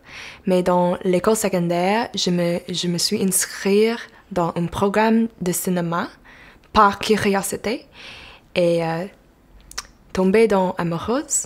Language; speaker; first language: French; non-native, local second language; English